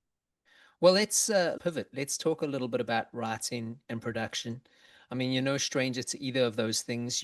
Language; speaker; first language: English; native; English